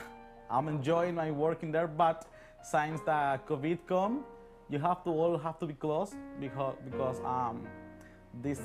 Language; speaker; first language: English; non-native, learner; Spanish